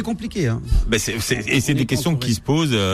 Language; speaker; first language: French; native; French